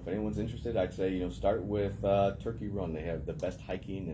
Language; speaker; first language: English; native; English